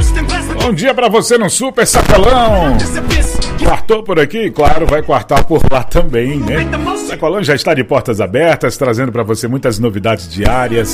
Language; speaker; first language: Portuguese; native; Portuguese